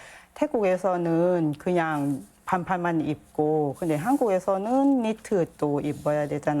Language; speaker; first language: Korean; non-native, learner; Thai